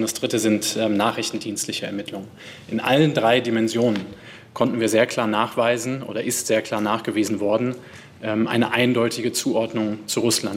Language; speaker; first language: German; native; German